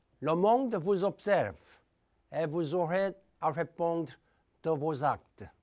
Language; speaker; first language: French; non-native, fluent; Korean